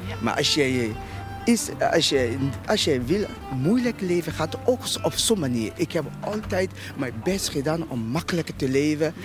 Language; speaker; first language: Dutch; non-native, fluent; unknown